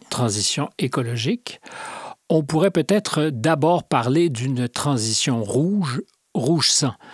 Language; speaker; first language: French; native; French